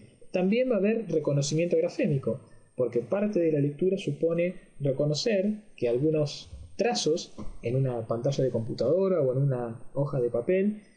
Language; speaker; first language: Spanish; native; Spanish